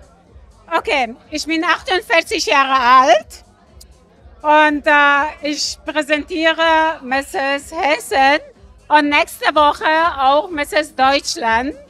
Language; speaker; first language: German; non-native, learner; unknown